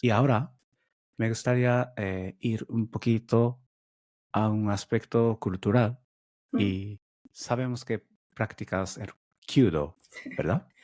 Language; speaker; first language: Spanish; non-native, fluent; Japanese